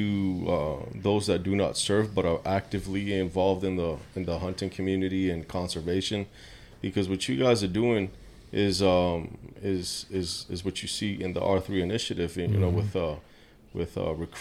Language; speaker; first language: English; native; English